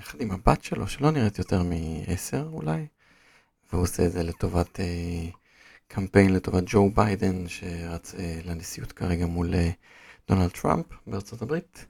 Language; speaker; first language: Hebrew; native; Hebrew